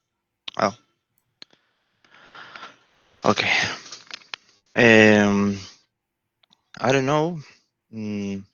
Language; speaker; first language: English; non-native, learner; Spanish